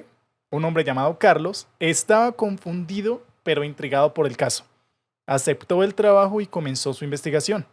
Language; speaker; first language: Spanish; native; Spanish